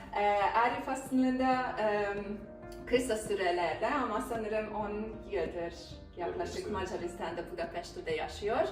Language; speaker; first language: Turkish; non-native, fluent; Hungarian